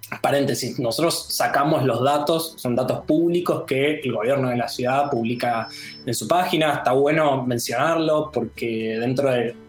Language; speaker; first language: Spanish; native; Spanish